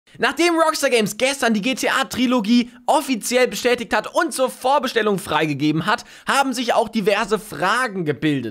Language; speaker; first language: German; native; German